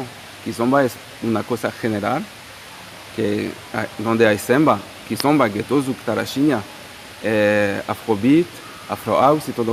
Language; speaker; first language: Spanish; non-native, fluent; Portuguese